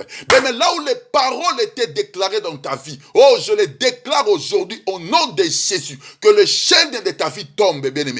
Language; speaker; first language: French; non-native, local second language; Lingala